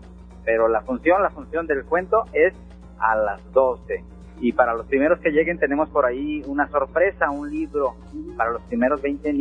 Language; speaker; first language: Spanish; native; Spanish